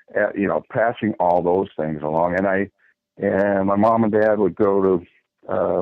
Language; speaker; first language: English; native; English